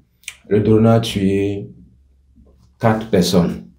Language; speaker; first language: French; non-native, local second language; Ewe